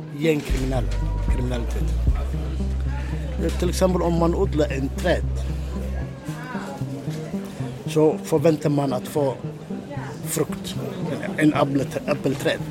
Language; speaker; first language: Swedish; non-native, fluent; Somali